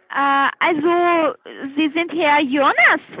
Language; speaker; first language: German; non-native, learner; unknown